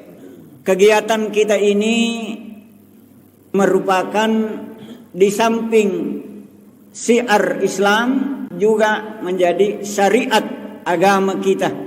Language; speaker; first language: Indonesian; non-native, local second language; Buginese